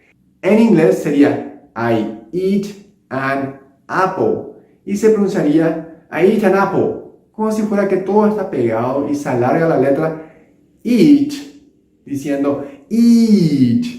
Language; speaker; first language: Spanish; non-native, local second language; Japanese